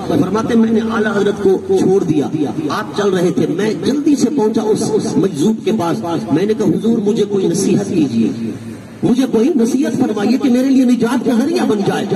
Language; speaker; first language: Urdu; native; Urdu